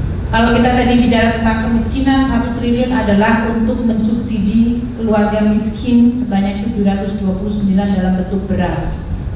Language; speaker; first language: Indonesian; native; Indonesian